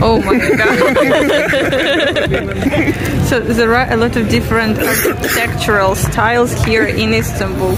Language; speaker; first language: English; non-native, fluent; Russian